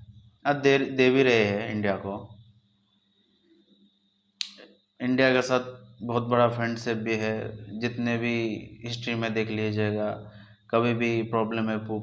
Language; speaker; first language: Hindi; non-native, local second language; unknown